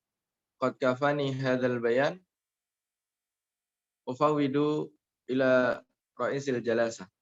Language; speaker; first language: Arabic; non-native, learner; Indonesian